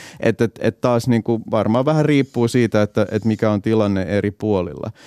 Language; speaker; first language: Finnish; native; Finnish